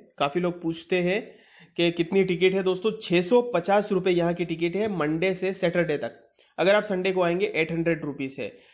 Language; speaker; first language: Hindi; non-native, local second language; Gujarati